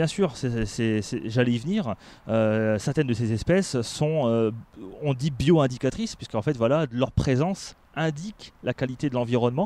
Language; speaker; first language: French; native; French